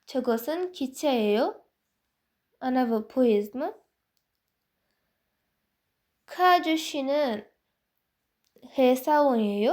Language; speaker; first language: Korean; non-native, fluent; Uzbek